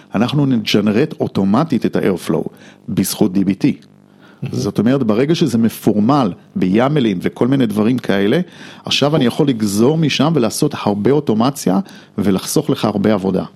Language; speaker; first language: Hebrew; non-native, fluent; English